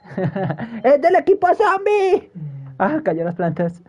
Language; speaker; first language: Spanish; native; Spanish